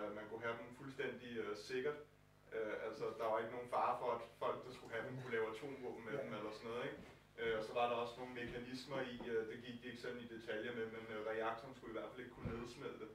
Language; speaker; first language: Danish; native; Danish